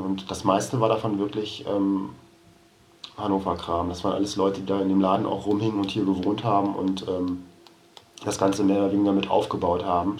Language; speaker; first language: German; native; German